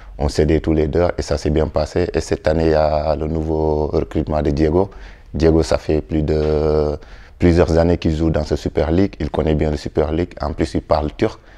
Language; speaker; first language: French; non-native, local second language; Wolof